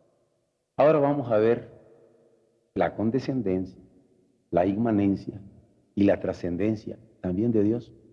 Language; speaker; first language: Spanish; native; Spanish